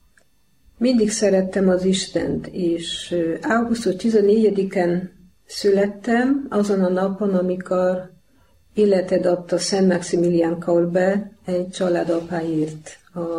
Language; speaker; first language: Hungarian; non-native, fluent; Polish